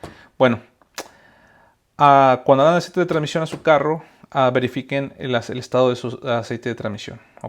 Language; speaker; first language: Spanish; native; Spanish